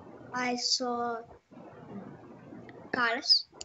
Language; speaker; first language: English; non-native, learner; Russian